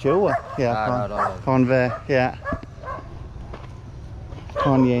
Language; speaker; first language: Vietnamese; non-native, learner; English